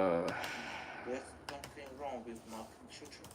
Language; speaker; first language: English; non-native, learner; Chinese